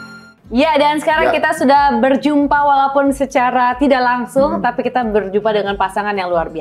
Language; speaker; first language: Indonesian; native; Indonesian